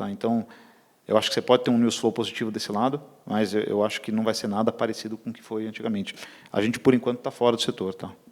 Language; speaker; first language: Portuguese; native; Portuguese